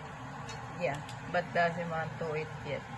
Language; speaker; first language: English; non-native, learner; Filipino